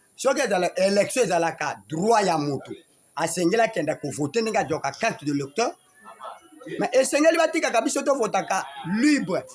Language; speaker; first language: Lingala; native; Lingala